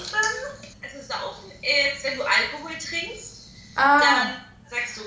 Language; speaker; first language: German; native; German